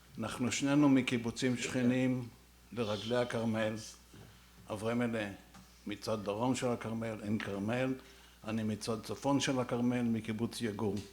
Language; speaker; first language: Hebrew; native; Hebrew